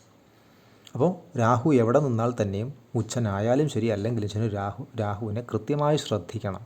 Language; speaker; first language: Malayalam; native; Malayalam